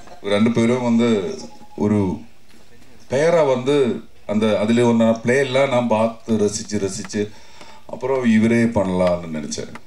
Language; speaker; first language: Tamil; non-native, learner; Malayalam